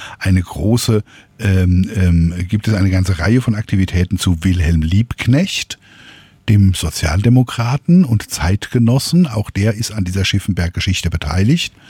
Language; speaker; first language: German; native; German